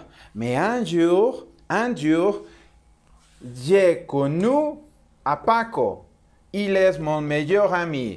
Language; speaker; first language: French; non-native, learner; Spanish